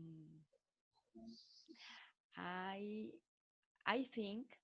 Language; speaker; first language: English; non-native, learner; Spanish